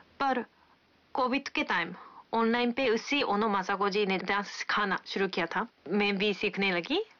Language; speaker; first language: Hindi; non-native, fluent; Japanese